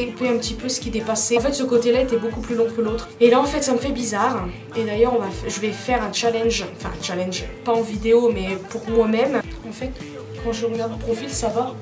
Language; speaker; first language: French; native; French